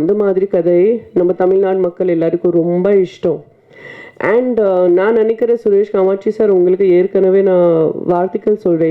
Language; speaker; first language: Tamil; non-native, fluent; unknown